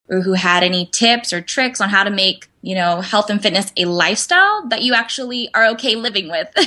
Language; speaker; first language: English; native; English